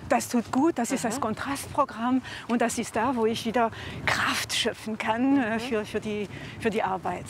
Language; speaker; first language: German; non-native, fluent; French